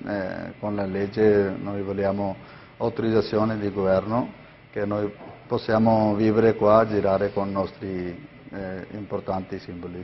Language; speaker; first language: Italian; non-native, learner; Punjabi